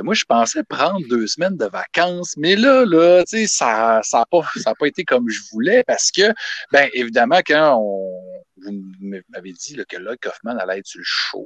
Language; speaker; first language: French; native; French